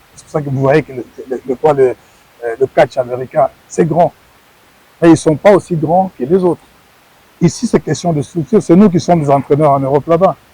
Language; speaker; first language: French; non-native, local second language; Lingala